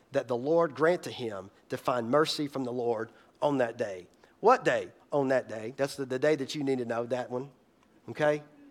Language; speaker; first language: English; native; English